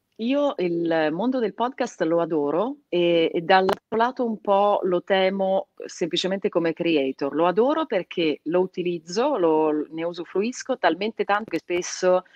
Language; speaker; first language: Italian; native; Italian